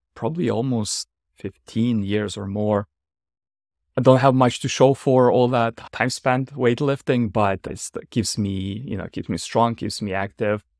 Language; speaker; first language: English; non-native, fluent; Ukrainian